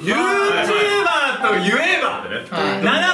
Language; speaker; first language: Japanese; native; Japanese